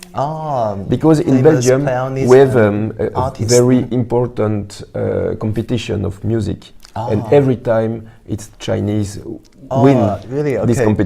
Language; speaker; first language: English; non-native, learner; French